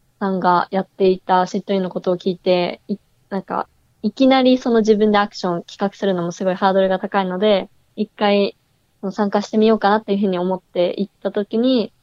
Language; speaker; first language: Japanese; native; Japanese